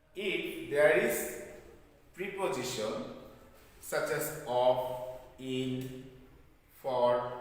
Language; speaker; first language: English; non-native, local second language; Bangla